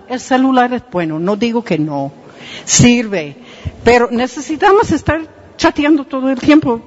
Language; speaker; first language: Spanish; non-native, fluent; English